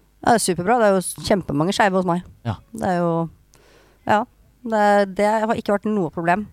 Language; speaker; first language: Norwegian; native; Norwegian